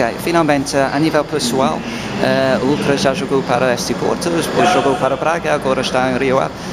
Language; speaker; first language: Portuguese; non-native, fluent; English